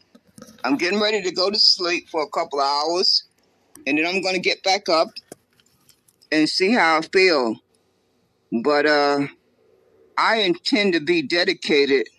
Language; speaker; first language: English; native; English